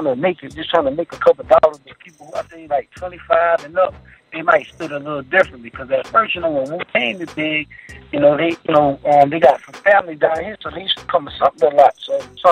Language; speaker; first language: English; native; English